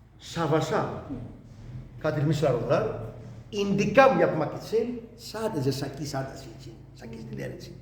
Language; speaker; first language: Turkish; non-native, learner; Greek